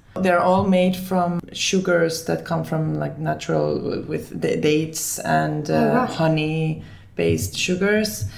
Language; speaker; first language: English; early bilingual, other home language; Finnish